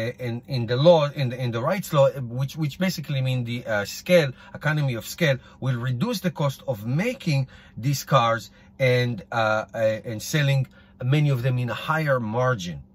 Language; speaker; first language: English; non-native, fluent; Hebrew